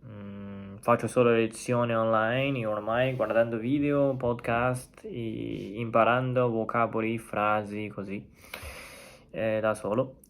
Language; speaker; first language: Italian; non-native, learner; Chinese